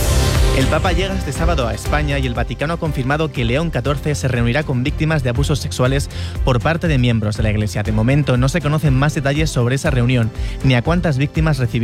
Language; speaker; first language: Spanish; native; Spanish